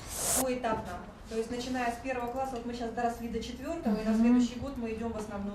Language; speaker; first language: Russian; native; Russian